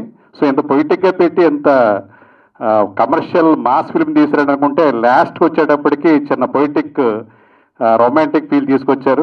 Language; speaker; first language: Telugu; native; Telugu